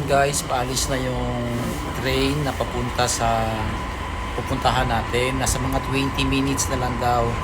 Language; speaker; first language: Filipino; non-native, local second language; Cebuano